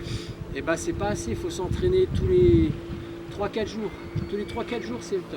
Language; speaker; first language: French; native; French